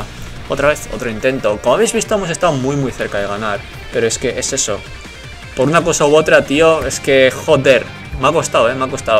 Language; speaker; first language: Spanish; native; Spanish